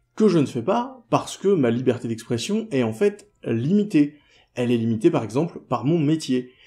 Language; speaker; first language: French; native; French